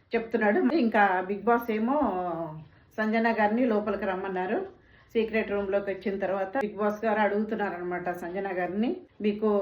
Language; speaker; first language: Telugu; non-native, local second language; Tamil